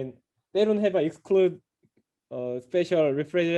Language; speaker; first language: English; non-native, fluent; Korean